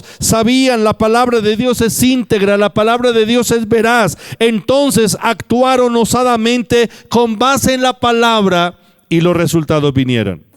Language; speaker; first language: Spanish; native; Spanish